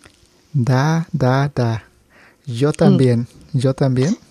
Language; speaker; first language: Russian; non-native, learner; English